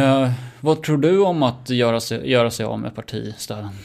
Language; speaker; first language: Swedish; native; Swedish